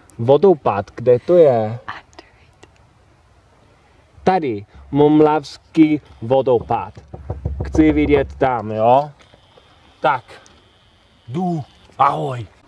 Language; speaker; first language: Czech; non-native, learner; English